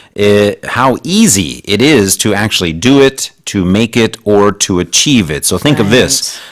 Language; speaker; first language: English; native; English